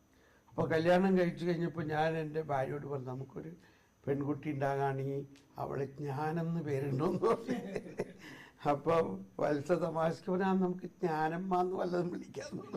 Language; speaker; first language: Malayalam; native; Malayalam